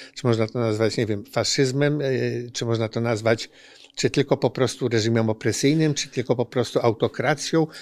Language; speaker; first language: Polish; native; Polish